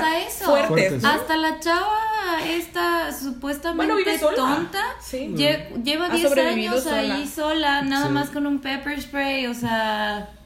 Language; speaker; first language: Spanish; native; Spanish